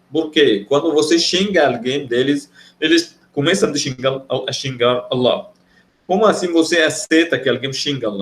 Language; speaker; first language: Portuguese; non-native, fluent; Arabic